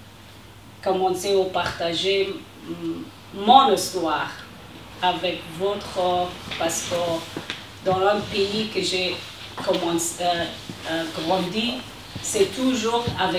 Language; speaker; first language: French; non-native, learner; Persian